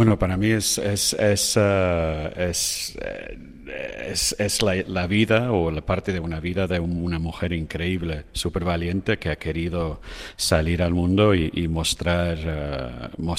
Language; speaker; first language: Spanish; non-native, fluent; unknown